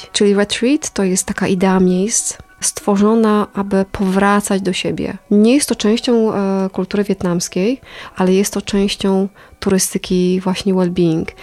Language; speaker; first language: Polish; native; Polish